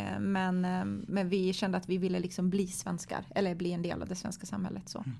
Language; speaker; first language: Swedish; early bilingual, other home language; Croatian